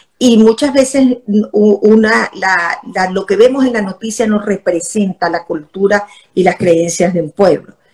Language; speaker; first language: Spanish; native; Spanish